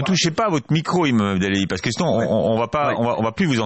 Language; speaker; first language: French; native; French